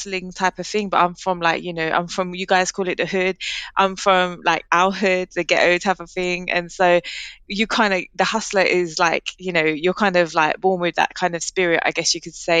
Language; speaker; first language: English; native; English